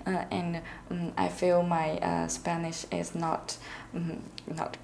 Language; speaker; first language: English; non-native, learner; Chinese